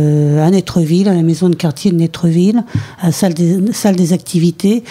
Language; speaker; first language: French; native; French